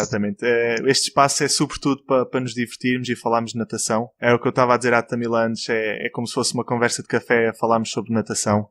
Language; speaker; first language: Portuguese; native; Portuguese